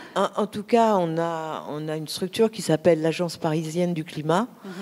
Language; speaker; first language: French; native; French